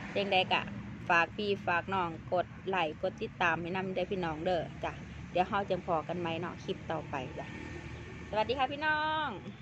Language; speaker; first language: Thai; native; Thai